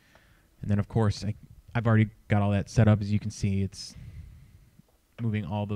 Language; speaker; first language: English; native; English